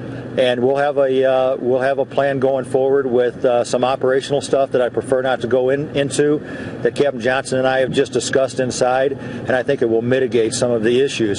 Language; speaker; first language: English; native; English